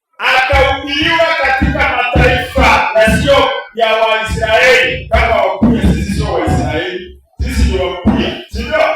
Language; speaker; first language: Swahili; non-native, local second language; Gusii